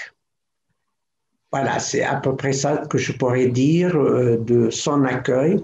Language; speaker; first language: French; non-native, local second language; Arabic